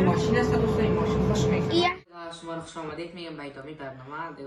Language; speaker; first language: Persian; native; Persian